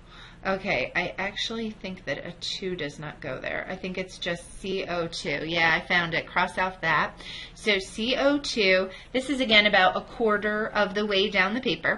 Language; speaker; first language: English; native; English